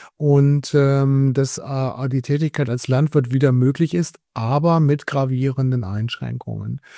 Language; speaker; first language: German; native; German